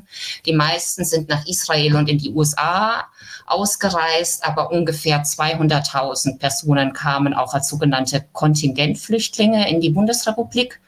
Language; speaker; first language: German; native; German